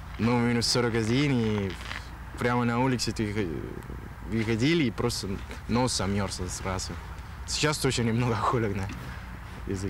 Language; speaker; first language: Russian; non-native, learner; Spanish